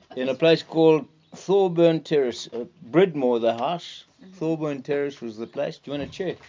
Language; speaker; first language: English; native; English